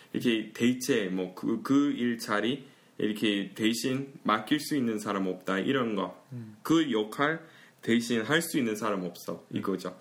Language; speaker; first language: Korean; early bilingual, heritage; Korean